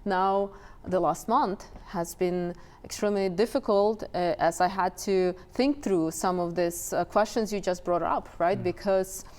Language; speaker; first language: English; non-native, fluent; Ukrainian